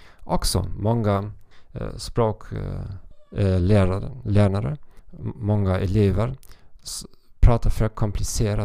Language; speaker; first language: Swedish; non-native, learner; German